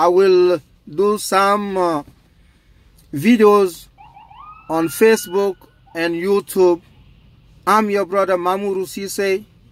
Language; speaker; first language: English; non-native, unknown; Dyula